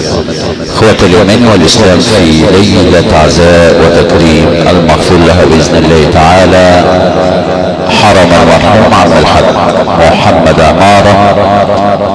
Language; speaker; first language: Arabic; native; Arabic